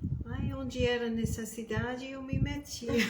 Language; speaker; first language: Portuguese; non-native, fluent; English